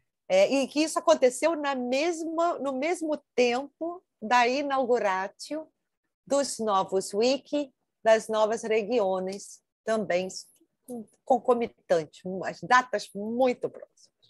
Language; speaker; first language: Portuguese; native; Portuguese